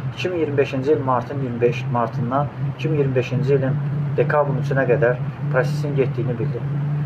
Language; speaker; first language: Azerbaijani; native; Azerbaijani